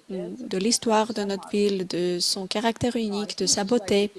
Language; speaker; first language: French; non-native, fluent; Russian